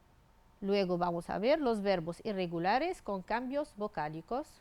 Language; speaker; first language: Spanish; non-native, fluent; Arabic